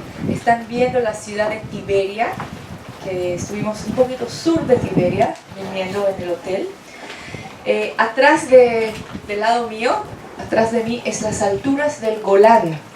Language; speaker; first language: Spanish; non-native, fluent; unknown